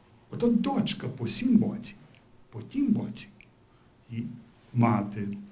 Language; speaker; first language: Ukrainian; early bilingual, heritage; Ukrainian